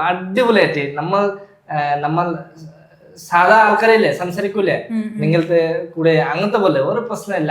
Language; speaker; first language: Malayalam; non-native, local second language; Bangla